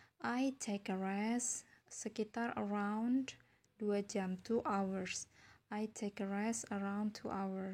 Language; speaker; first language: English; non-native, fluent; Indonesian